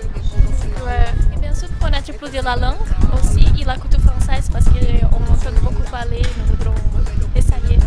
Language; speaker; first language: French; non-native, learner; Portuguese